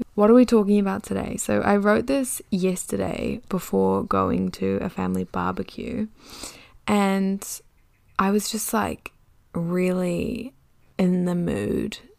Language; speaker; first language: English; native; English